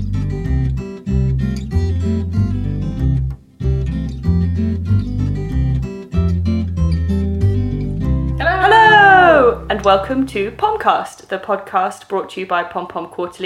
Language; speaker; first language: English; native; English